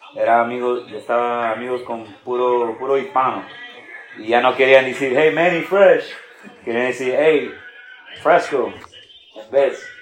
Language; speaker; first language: Spanish; early bilingual, heritage; Spanish